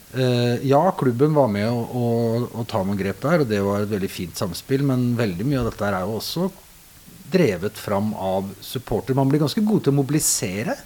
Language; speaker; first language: Norwegian; native; Norwegian